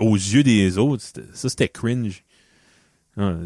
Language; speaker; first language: French; native; French